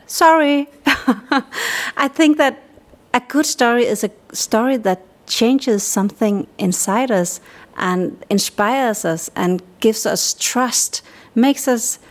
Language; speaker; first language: English; non-native, fluent; Danish